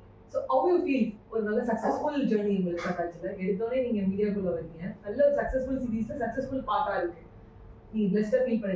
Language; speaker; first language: Tamil; native; Tamil